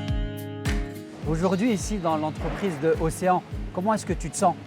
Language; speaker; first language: French; native; French